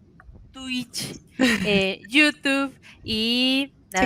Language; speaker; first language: Spanish; native; Spanish